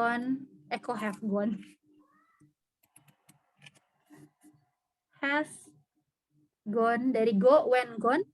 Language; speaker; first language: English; non-native, learner; Indonesian